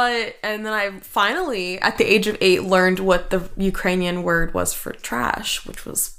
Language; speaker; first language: English; early bilingual, other home language; Russian